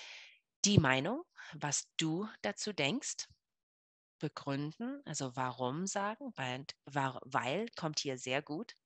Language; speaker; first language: German; non-native, fluent; English